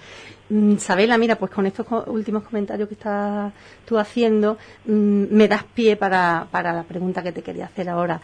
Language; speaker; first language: Spanish; native; Spanish